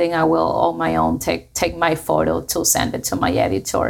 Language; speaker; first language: English; non-native, fluent; Spanish